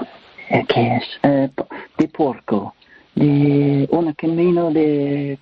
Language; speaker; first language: Spanish; non-native, learner; English